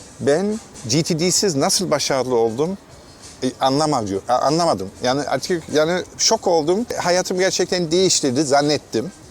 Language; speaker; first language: Turkish; non-native, fluent; German